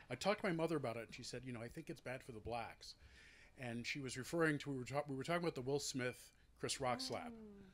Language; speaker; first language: English; native; English